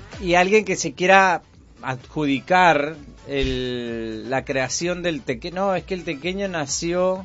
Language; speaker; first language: Spanish; native; Spanish